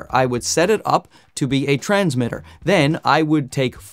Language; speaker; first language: English; native; English